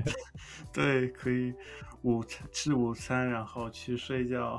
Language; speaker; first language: Chinese; non-native, learner; English